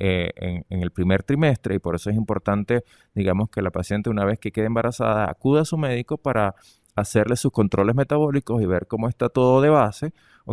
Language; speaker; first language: Spanish; native; Spanish